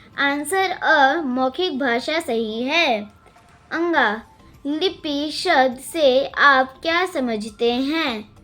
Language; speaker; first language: Hindi; non-native, local second language; Telugu